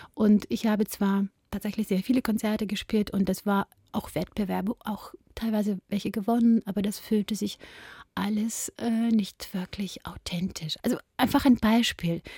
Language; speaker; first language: German; non-native, fluent; Russian